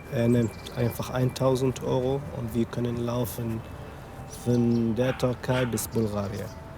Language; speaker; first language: German; non-native, learner; Arabic